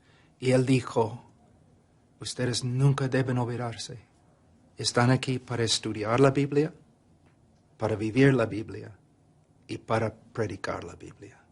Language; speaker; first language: Spanish; non-native, fluent; English